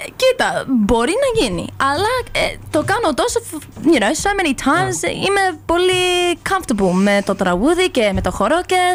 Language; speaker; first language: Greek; early bilingual, heritage; Greek